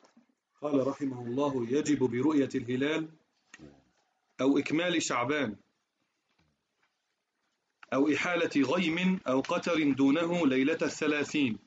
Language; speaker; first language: Arabic; native; Arabic